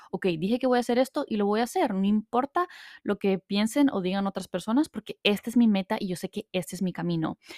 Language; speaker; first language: Spanish; early bilingual, heritage; Spanish